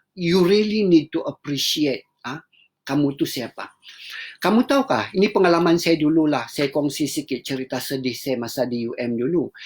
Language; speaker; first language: Malay; native; Malay